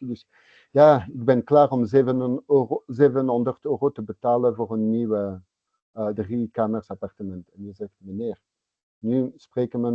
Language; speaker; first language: Dutch; non-native, local second language; French